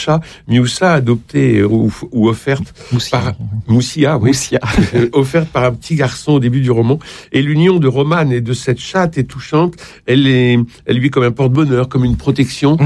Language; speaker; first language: French; native; French